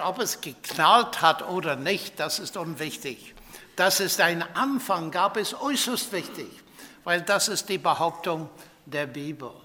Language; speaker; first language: German; non-native, fluent; English